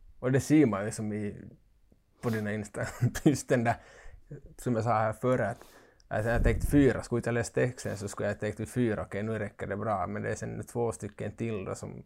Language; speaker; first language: Swedish; native; Swedish